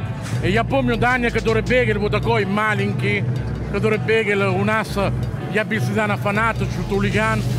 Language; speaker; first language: Russian; non-native, learner; Italian